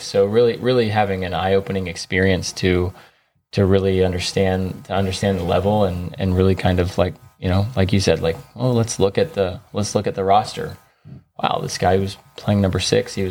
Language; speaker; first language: English; native; English